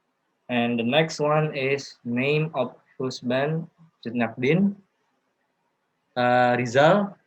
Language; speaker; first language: English; non-native, learner; Indonesian